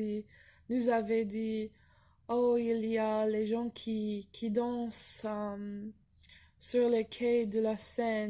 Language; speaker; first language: French; non-native, fluent; English